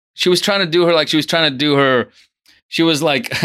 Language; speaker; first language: English; early bilingual, other home language; Russian